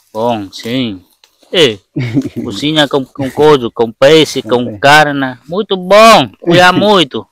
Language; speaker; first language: Portuguese; non-native, learner; Vietnamese